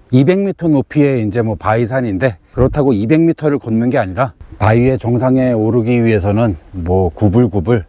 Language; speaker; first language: Korean; native; Korean